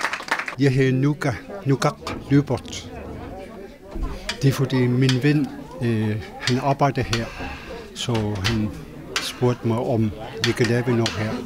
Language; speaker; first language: Danish; non-native, local second language; Kalaallisut